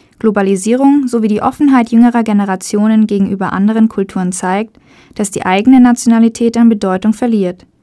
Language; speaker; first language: German; native; German